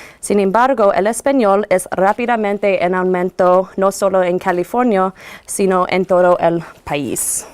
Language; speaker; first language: Spanish; non-native, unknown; English